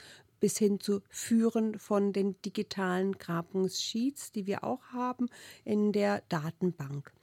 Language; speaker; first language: German; native; German